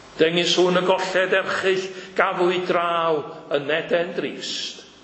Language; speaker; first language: Welsh; native; Welsh